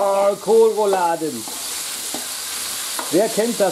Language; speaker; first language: German; native; German